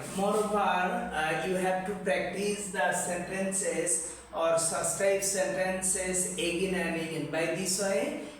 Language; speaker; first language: English; non-native, local second language; Bangla